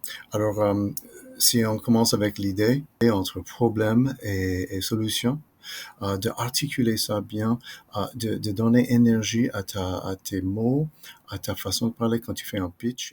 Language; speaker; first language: French; non-native, fluent; English